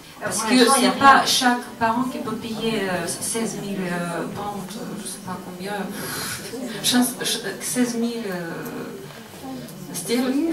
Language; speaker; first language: French; non-native, learner; Russian